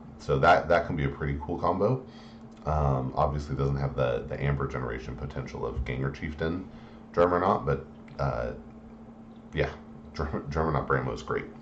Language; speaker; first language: English; native; English